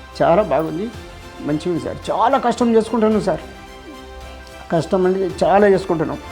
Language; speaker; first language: Telugu; non-native, local second language; Lambadi